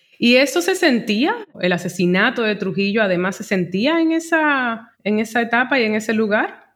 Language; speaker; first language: Spanish; native; Spanish